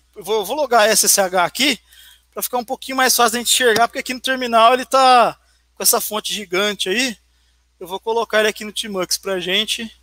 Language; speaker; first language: Portuguese; native; Portuguese